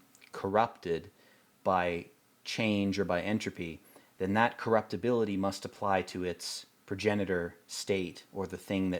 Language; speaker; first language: English; native; English